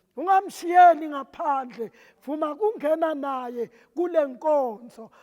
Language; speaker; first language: Zulu; non-native, local second language; Swati